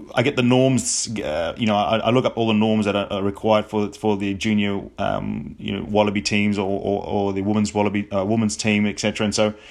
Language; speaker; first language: English; native; English